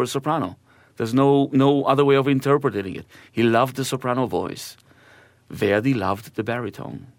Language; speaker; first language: English; non-native, fluent; Hebrew